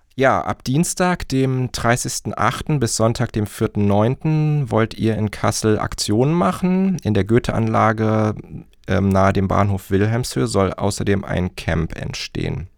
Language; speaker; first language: German; native; German